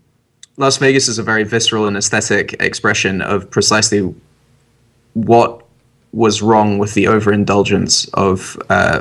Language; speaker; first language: English; native; English